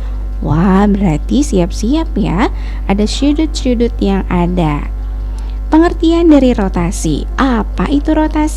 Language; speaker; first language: Indonesian; native; Indonesian